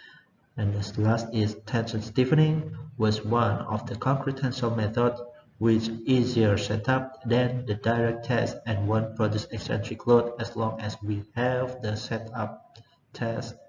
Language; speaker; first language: English; non-native, learner; Indonesian